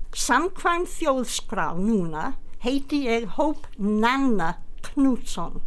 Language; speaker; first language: Icelandic; non-native, fluent; English